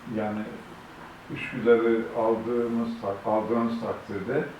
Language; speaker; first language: Turkish; native; Turkish